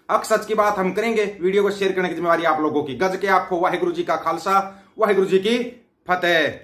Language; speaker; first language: Hindi; native; Hindi